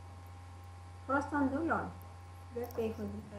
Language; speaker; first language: Greek; non-native, learner; Italian